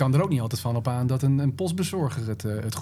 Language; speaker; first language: Dutch; native; Dutch